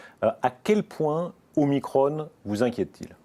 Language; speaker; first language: French; native; French